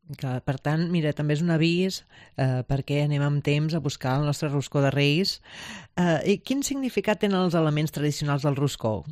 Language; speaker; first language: Catalan; native; Catalan